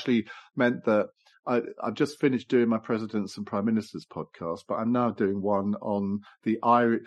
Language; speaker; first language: English; native; English